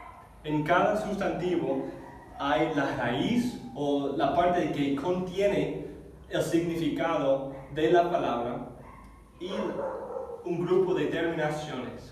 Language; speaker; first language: Spanish; non-native, fluent; English